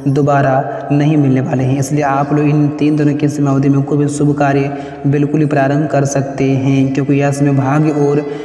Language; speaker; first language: Hindi; native; Hindi